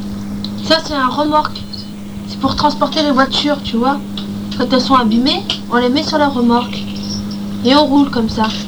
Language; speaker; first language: French; native; French